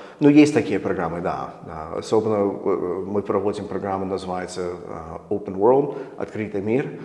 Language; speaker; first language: Russian; non-native, fluent; English